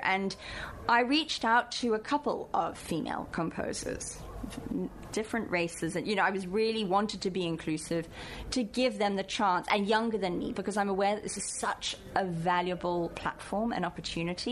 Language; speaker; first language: English; native; English